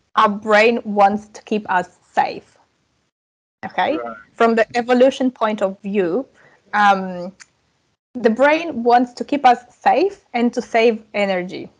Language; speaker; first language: English; non-native, fluent; Russian